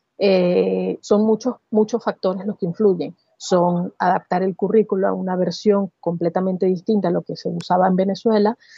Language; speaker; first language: Spanish; native; Spanish